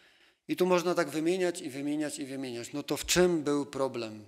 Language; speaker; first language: Polish; native; Polish